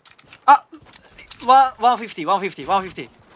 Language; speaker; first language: English; non-native, learner; Japanese